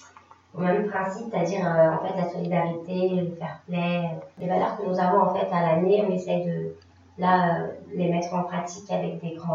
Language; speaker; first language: French; native; French